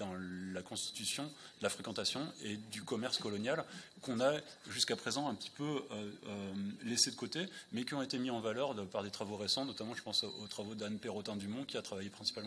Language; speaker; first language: French; native; French